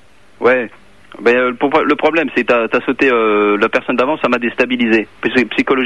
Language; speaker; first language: French; native; French